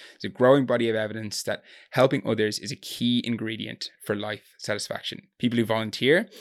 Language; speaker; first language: English; native; English